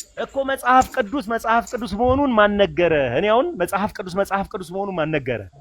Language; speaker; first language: Amharic; native; Amharic